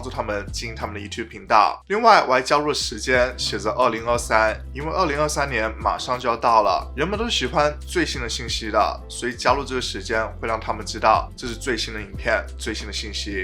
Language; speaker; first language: Chinese; native; Chinese